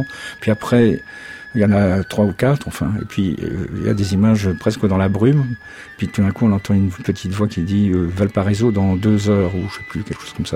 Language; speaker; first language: French; native; French